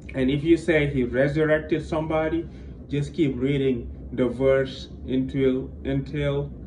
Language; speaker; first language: English; non-native, fluent; Wolof